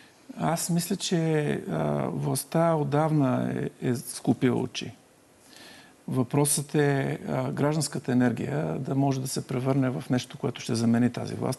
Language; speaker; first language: Bulgarian; native; Bulgarian